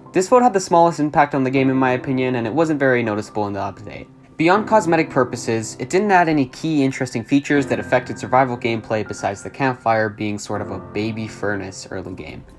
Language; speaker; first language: English; native; English